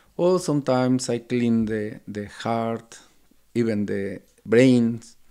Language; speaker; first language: English; non-native, learner; Spanish